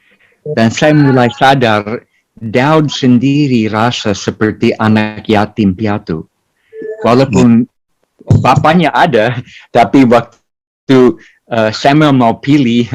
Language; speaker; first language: Indonesian; non-native, fluent; English